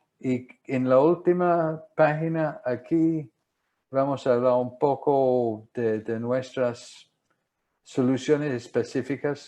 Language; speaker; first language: Spanish; non-native, fluent; English